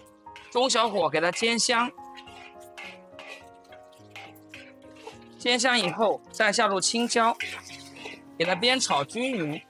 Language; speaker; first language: Chinese; native; Chinese